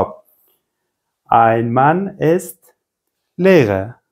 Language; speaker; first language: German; non-native, fluent; Persian